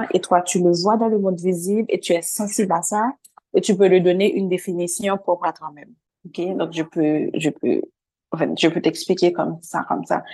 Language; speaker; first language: French; native; French